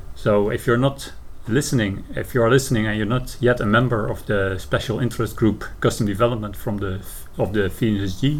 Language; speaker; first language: English; non-native, fluent; Dutch